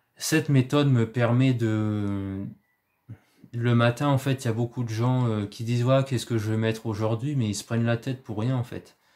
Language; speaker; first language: French; native; French